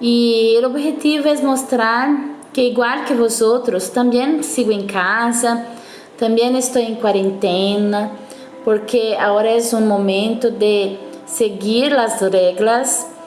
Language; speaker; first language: Spanish; non-native, fluent; Portuguese